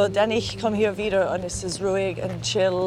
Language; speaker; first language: German; non-native, learner; English